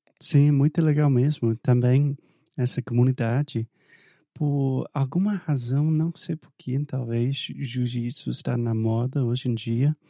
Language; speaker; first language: Portuguese; non-native, fluent; English